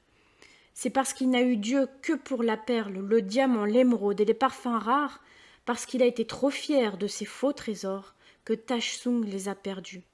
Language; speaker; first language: French; native; French